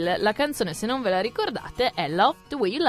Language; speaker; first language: Italian; native; Italian